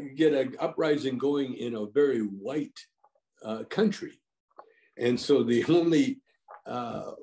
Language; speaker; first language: English; native; English